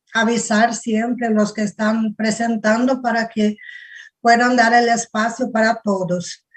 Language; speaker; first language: Spanish; non-native, fluent; Portuguese